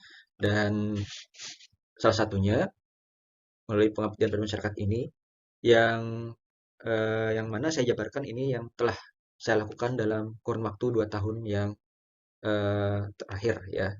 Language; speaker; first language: Indonesian; native; Indonesian